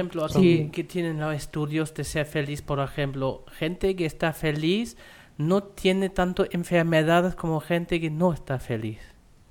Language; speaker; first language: Spanish; non-native, fluent; German